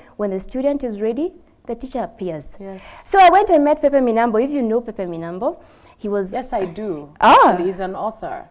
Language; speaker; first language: English; non-native, local second language; Kikuyu